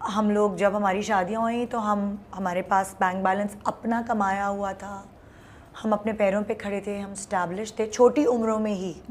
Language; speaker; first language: Urdu; native; Urdu